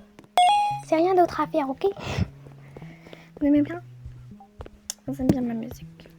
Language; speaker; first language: French; native; French